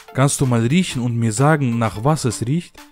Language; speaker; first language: German; native; German